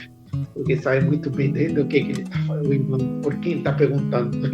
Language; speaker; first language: Portuguese; non-native, fluent; Spanish